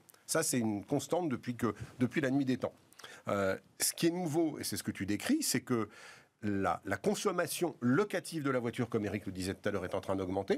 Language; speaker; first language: French; native; French